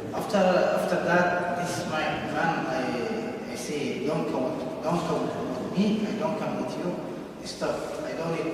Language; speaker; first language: English; non-native, learner; Somali